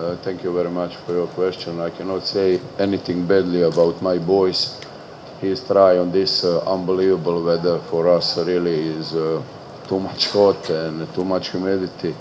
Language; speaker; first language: English; non-native, learner; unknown